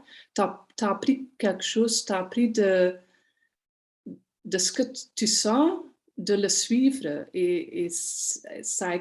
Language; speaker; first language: French; non-native, local second language; Dutch